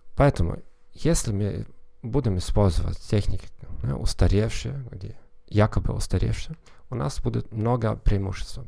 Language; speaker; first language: Russian; non-native, fluent; German